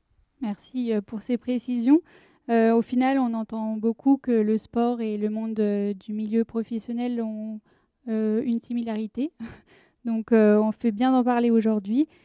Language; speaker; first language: French; native; French